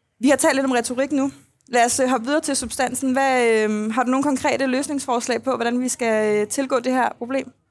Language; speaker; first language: Danish; native; Danish